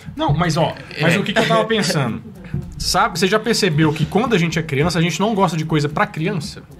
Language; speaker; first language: Portuguese; native; Portuguese